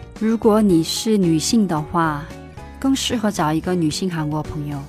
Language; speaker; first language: Chinese; non-native, fluent; Korean